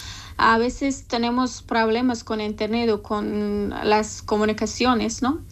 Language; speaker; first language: Spanish; non-native, learner; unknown